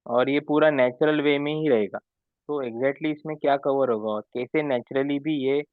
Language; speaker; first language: Hindi; non-native, local second language; Marathi